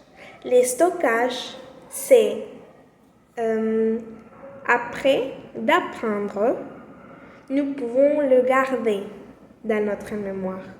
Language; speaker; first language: French; non-native, learner; Spanish